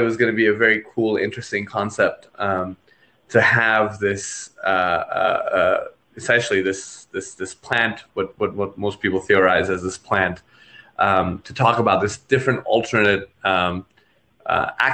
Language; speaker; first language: English; non-native, local second language; Nepali